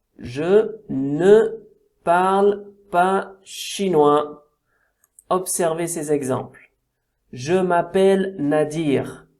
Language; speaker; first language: French; native; French